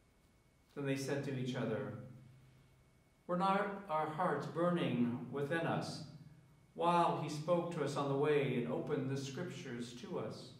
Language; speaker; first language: English; native; English